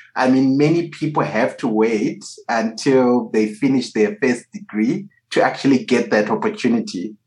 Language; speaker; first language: English; non-native, local second language; Shona